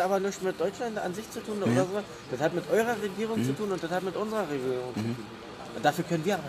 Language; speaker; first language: German; native; German